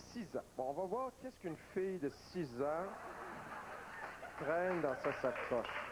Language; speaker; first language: French; native; French